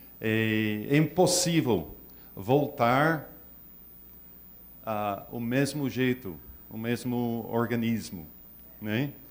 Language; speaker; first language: Portuguese; non-native, learner; English